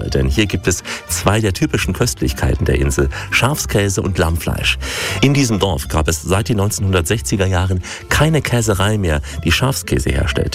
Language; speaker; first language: German; native; German